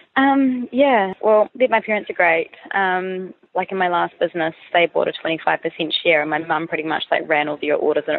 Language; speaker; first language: English; native; English